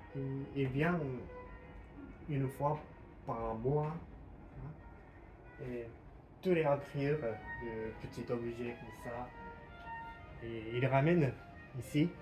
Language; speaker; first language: French; non-native, learner; Japanese